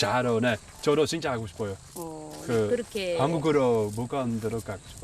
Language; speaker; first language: Korean; non-native, learner; Dutch